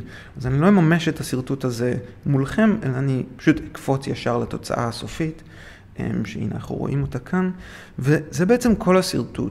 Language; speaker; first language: Hebrew; native; Hebrew